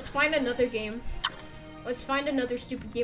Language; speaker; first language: English; native; English